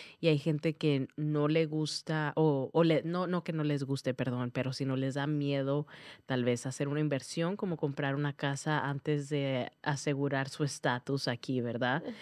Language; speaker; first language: Spanish; early bilingual, heritage; Spanish